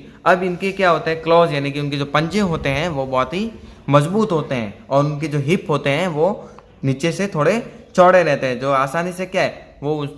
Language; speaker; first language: Hindi; native; Hindi